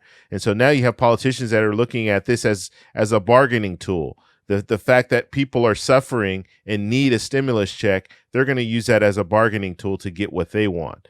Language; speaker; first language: English; native; English